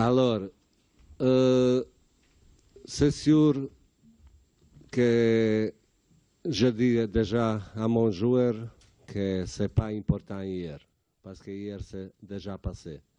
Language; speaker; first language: French; non-native, learner; Bosnian